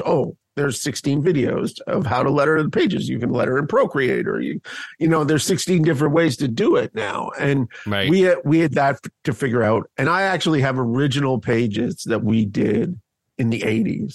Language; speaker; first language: English; native; English